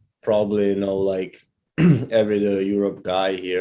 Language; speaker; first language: English; non-native, fluent; Czech